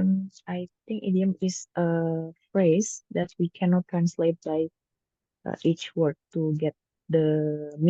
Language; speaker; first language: English; non-native, learner; Indonesian